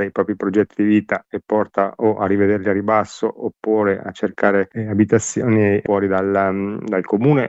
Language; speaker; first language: Italian; native; Italian